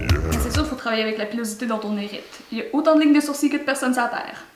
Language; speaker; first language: French; native; French